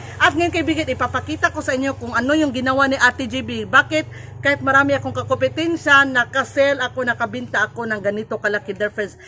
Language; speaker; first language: Filipino; non-native, local second language; Cebuano